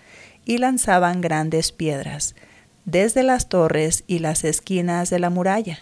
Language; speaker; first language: Spanish; native; Spanish